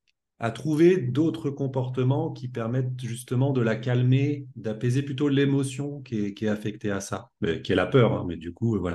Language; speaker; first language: French; native; French